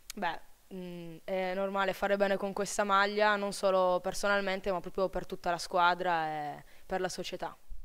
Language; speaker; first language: Italian; native; Italian